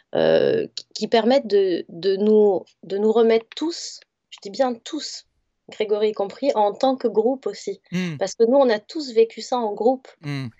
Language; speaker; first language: French; native; French